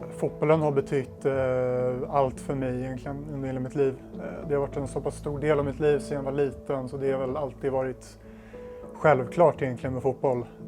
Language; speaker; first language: Swedish; native; Swedish